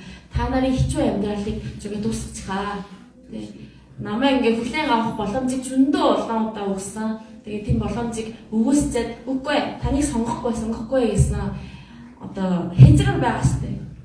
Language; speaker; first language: Mongolian; non-native, fluent; Korean